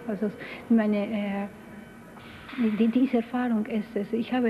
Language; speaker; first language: German; non-native, fluent; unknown